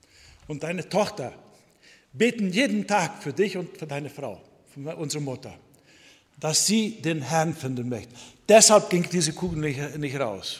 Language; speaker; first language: German; non-native, fluent; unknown